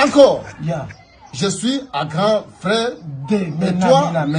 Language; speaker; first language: French; non-native, learner; Rundi